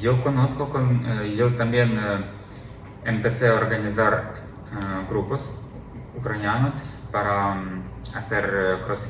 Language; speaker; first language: Spanish; non-native, learner; Ukrainian